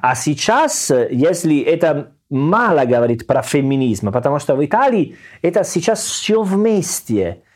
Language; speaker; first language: Russian; non-native, learner; Italian